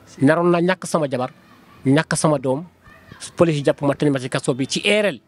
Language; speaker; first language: Wolof; non-native, local second language; Fula